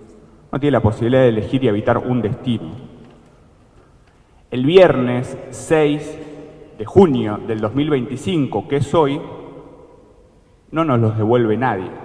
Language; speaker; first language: Spanish; native; Spanish